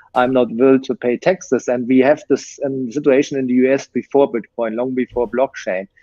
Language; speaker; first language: English; non-native, fluent; German